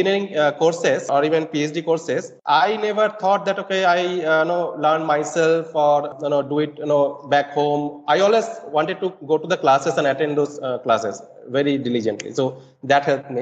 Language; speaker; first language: English; non-native, local second language; Bangla